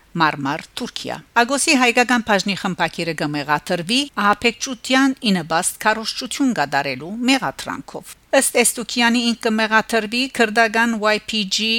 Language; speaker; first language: Armenian; native; Armenian